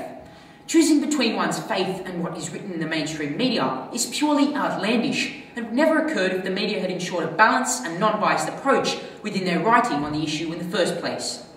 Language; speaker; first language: English; native; English